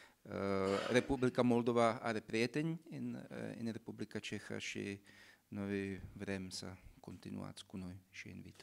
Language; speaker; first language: Romanian; non-native, fluent; Czech